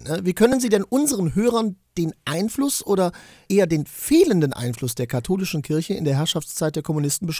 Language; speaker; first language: German; native; German